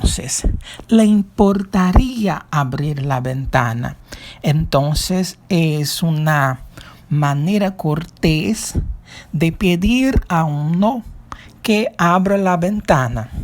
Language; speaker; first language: Spanish; non-native, fluent; Portuguese